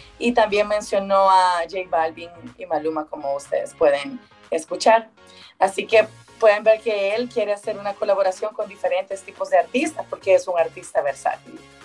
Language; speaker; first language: Spanish; native; Spanish